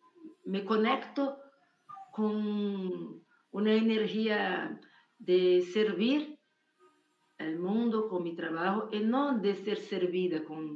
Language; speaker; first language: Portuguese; non-native, fluent; Spanish